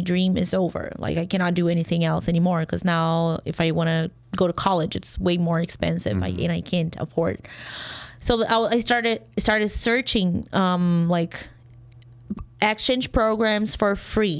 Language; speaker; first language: English; non-native, fluent; Portuguese